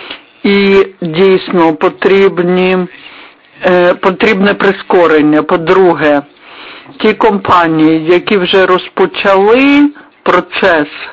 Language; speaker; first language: Ukrainian; non-native, fluent; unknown